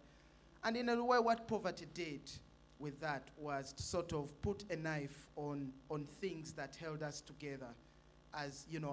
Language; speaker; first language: English; non-native, local second language; Ganda